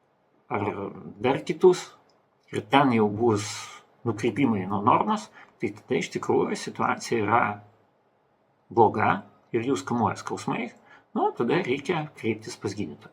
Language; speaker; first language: Lithuanian; non-native, local second language; Russian